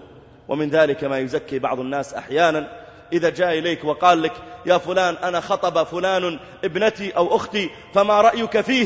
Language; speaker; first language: Arabic; native; Arabic